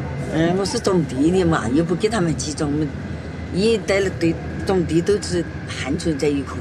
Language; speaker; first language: Chinese; native; Chinese